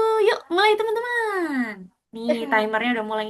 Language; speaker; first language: Indonesian; native; Indonesian